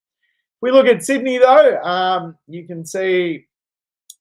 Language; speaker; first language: English; native; English